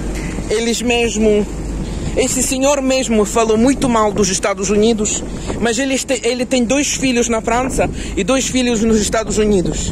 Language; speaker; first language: Portuguese; non-native, fluent; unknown